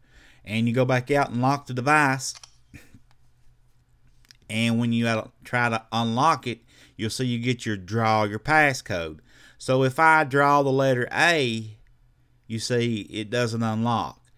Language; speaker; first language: English; native; English